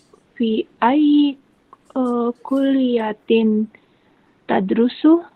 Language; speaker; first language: Arabic; non-native, learner; Indonesian